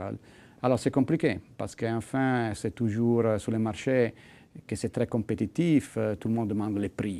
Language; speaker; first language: French; non-native, fluent; Italian